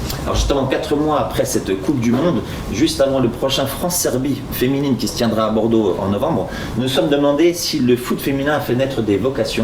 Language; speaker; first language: French; native; French